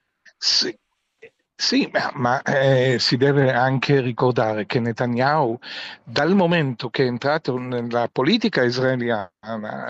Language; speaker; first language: Italian; non-native, fluent; Hebrew